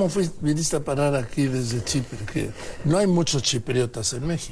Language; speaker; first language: Spanish; native; Spanish